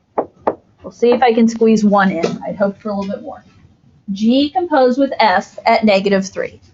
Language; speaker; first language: English; native; English